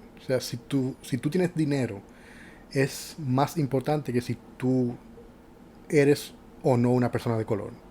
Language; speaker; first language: Spanish; native; Spanish